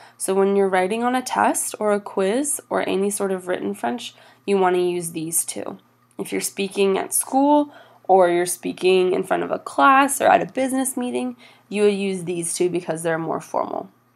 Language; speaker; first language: English; native; English